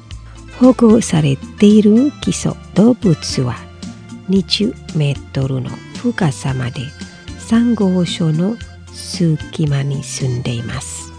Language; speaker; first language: Japanese; non-native, fluent; Indonesian